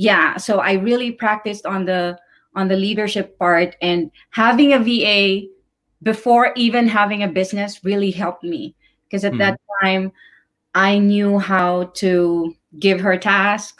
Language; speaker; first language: English; non-native, local second language; Filipino